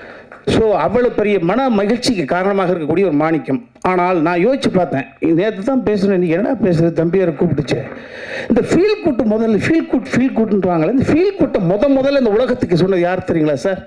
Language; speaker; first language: Tamil; native; Tamil